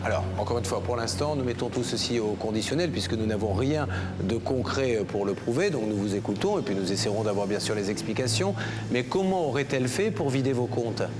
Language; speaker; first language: French; native; French